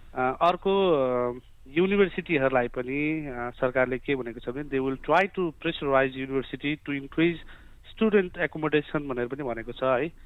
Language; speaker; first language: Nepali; native; Nepali